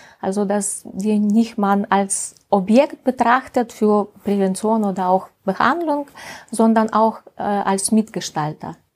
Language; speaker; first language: German; non-native, fluent; Russian